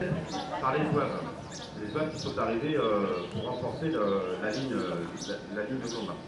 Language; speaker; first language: French; native; French